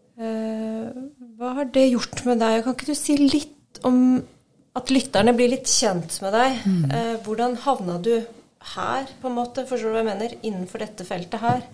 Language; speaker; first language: Norwegian; native; Norwegian